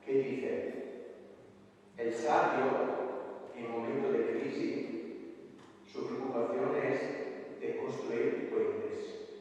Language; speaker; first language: Spanish; non-native, fluent; Italian